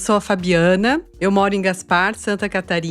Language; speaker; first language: Portuguese; native; Portuguese